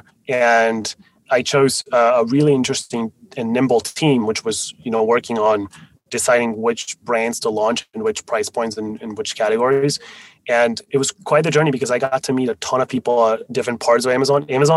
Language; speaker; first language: English; non-native, fluent; Spanish